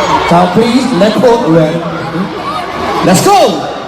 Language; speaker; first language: English; non-native, learner; Korean